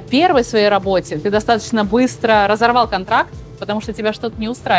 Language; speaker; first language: Russian; native; Russian